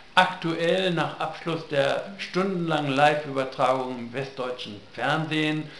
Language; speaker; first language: German; native; German